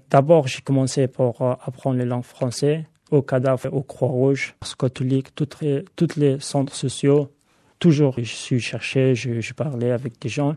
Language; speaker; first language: French; non-native, learner; Hazaragi